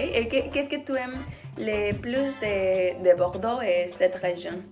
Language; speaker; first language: French; non-native, learner; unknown